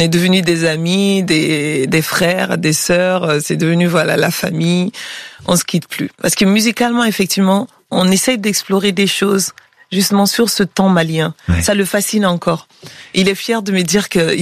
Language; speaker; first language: French; non-native, local second language; Bambara